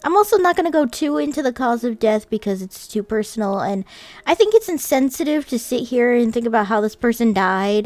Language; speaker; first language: English; native; English